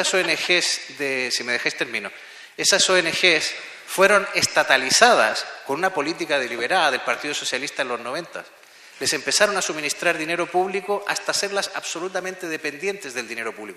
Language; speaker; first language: Spanish; native; Spanish